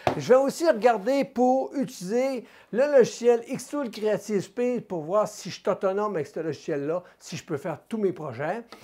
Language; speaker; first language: French; native; French